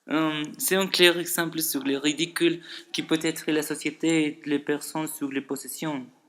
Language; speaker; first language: French; non-native, learner; Spanish